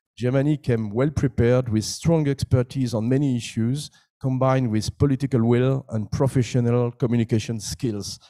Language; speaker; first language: English; non-native, fluent; French